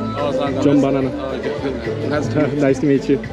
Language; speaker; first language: English; non-native, learner; Korean